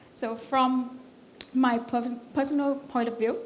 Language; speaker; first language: English; non-native, fluent; Vietnamese